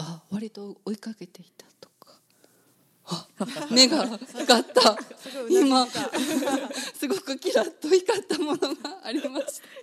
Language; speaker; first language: Japanese; native; Japanese